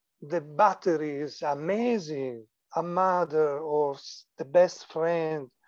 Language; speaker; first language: English; non-native, learner; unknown